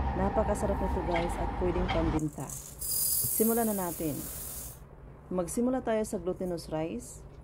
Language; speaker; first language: Filipino; non-native, local second language; Cebuano